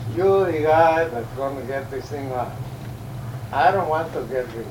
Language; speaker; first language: English; non-native, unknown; Spanish